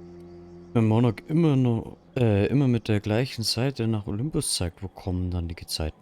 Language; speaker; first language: German; native; German